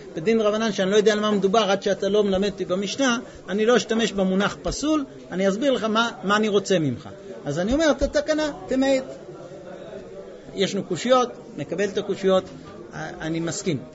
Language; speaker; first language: Hebrew; non-native, fluent; English